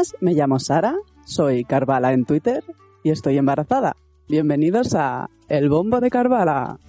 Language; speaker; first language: Spanish; native; Spanish